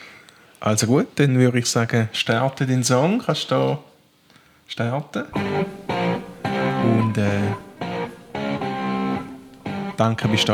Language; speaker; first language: German; native; German